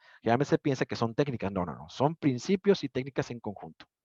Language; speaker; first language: Spanish; native; Spanish